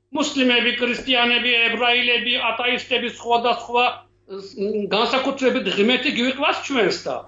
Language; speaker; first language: Georgian; non-native, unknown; Turkish